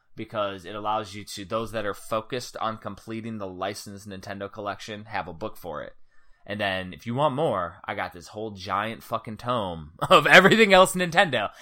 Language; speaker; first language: English; native; English